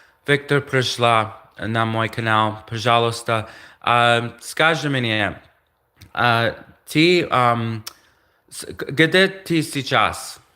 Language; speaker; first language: Russian; non-native, learner; English